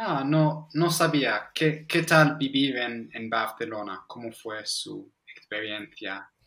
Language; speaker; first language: Spanish; non-native, fluent; English